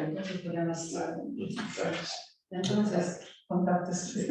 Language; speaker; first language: Spanish; non-native, learner; Ukrainian